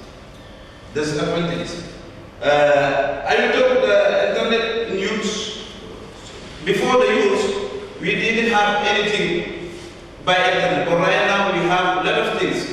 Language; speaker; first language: English; non-native, learner; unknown